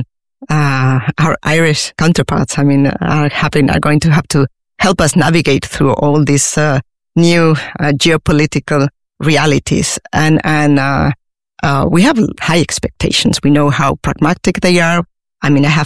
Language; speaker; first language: English; non-native, fluent; Spanish